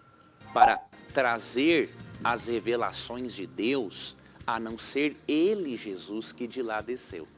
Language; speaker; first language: Portuguese; native; Portuguese